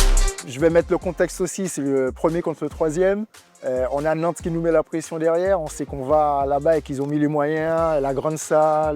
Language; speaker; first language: French; native; French